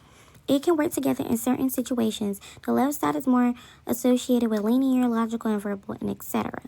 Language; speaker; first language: English; native; English